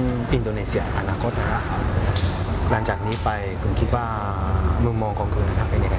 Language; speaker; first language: Thai; native; Thai